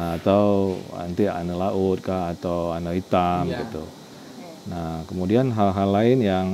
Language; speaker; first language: Indonesian; native; Indonesian